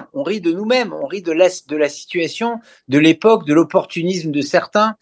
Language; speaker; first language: French; native; French